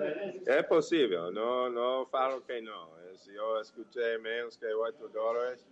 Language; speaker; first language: Portuguese; non-native, fluent; English